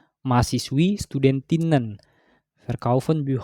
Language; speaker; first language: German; non-native, learner; Indonesian